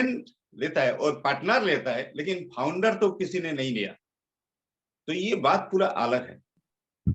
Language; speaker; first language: Hindi; non-native, local second language; Bangla